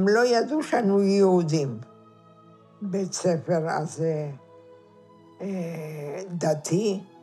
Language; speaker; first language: Hebrew; non-native, fluent; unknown